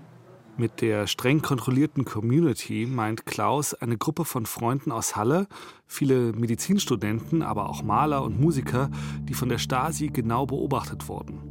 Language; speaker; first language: German; native; German